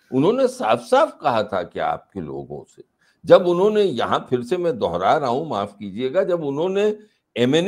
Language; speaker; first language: Hindi; native; Hindi